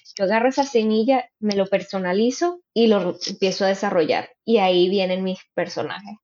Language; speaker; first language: Spanish; native; Spanish